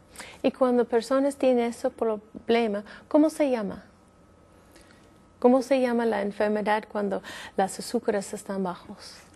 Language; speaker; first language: Spanish; non-native, fluent; English